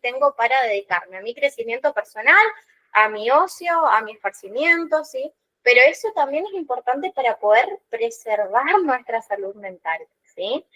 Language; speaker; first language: Spanish; native; Spanish